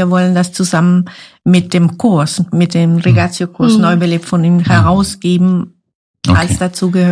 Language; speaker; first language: German; non-native, fluent; Spanish